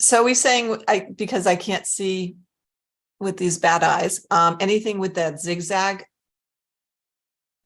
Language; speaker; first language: English; native; English